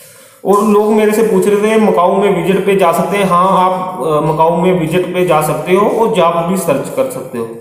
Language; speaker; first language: Hindi; native; Hindi